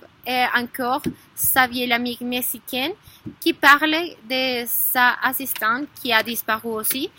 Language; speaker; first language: French; non-native, learner; Spanish